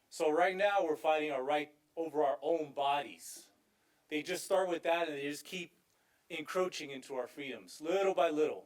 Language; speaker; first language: English; native; English